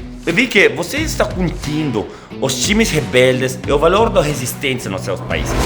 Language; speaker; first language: Portuguese; non-native, fluent; Spanish